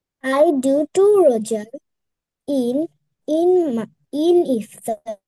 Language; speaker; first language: English; non-native, learner; Bangla